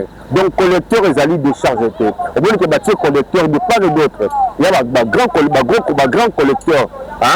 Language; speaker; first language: French; non-native, local second language; Lingala